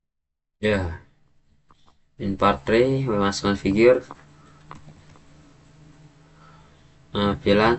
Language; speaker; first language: English; non-native, learner; Indonesian